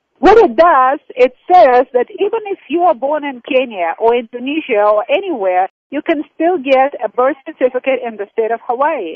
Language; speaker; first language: English; non-native, fluent; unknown